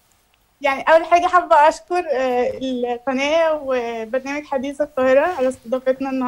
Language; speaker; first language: Arabic; native; Arabic